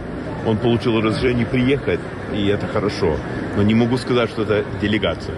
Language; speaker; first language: Russian; non-native, fluent; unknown